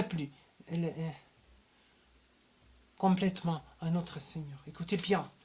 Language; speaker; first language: French; non-native, learner; German